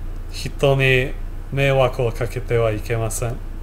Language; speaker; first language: Japanese; non-native, learner; English